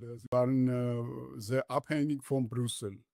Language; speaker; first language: German; non-native, learner; Georgian